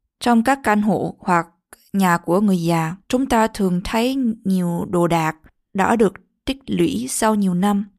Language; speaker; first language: Vietnamese; early bilingual, heritage; Vietnamese